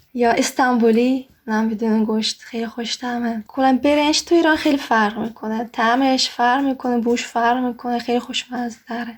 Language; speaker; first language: Persian; non-native, fluent; Russian